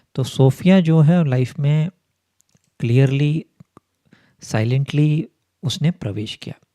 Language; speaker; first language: Hindi; non-native, local second language; Telugu